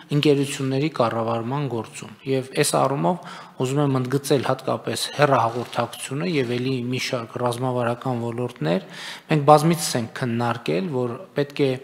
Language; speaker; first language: Armenian; native; Armenian